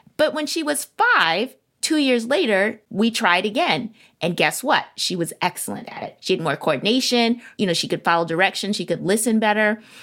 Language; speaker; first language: English; native; English